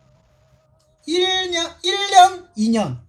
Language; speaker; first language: Korean; non-native, fluent; Chinese